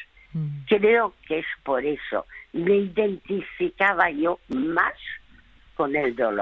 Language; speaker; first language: Spanish; early bilingual, other home language; French